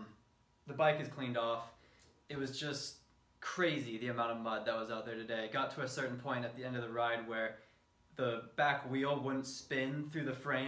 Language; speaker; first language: English; native; English